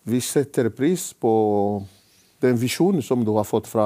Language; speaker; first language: Norwegian; non-native, fluent; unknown